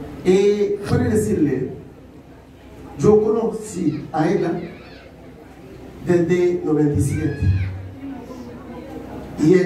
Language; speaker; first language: Spanish; non-native, learner; Haitian Creole